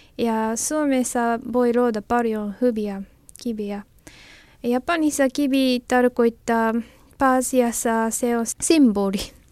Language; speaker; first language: Finnish; non-native, learner; Japanese